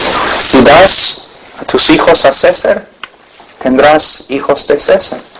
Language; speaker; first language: Spanish; non-native, fluent; English